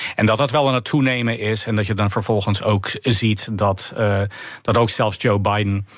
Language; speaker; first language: Dutch; non-native, fluent; English